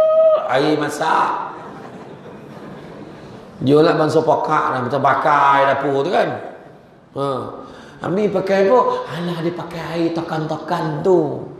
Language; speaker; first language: Malay; native; Malay